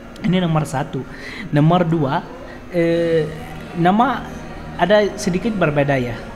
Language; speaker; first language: Indonesian; non-native, learner; Arabic